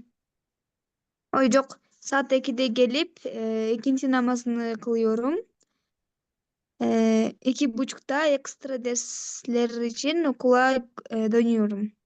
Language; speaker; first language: Turkish; non-native, learner; Kyrgyz